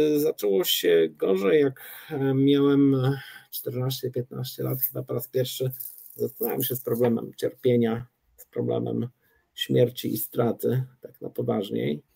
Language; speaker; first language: Polish; early bilingual, other home language; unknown